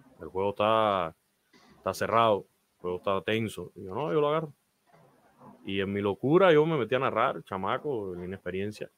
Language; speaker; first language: Spanish; native; Spanish